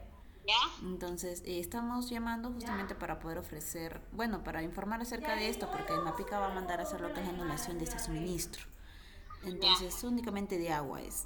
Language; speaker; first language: Spanish; native; Spanish